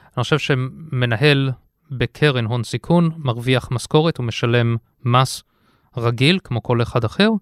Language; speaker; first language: Hebrew; early bilingual, heritage; Hebrew